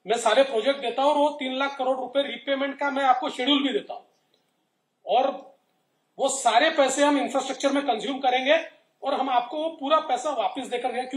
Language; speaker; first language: Hindi; non-native, local second language; Marathi